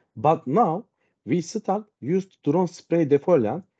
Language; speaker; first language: English; non-native, learner; Turkish